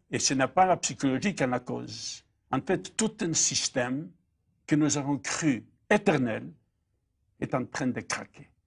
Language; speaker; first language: French; non-native, fluent; Polish